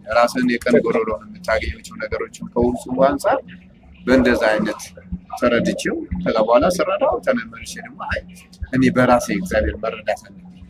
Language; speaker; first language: Amharic; non-native, local second language; Sebat Bet Gurage